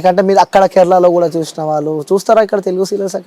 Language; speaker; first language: Telugu; native; Telugu